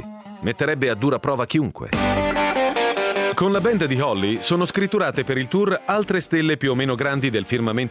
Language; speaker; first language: Italian; native; Italian